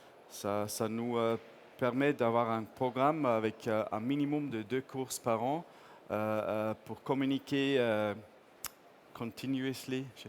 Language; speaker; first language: French; non-native, fluent; English